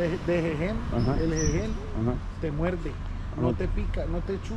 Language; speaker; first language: Spanish; native; Spanish